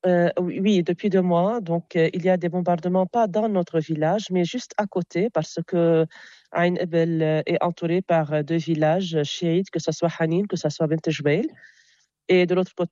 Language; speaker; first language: French; non-native, local second language; Arabic